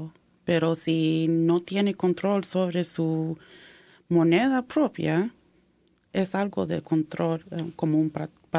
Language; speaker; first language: Spanish; early bilingual, heritage; Spanish